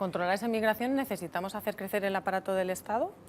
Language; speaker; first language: Spanish; native; Spanish